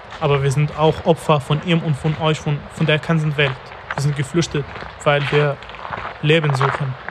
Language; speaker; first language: German; non-native, fluent; Arabic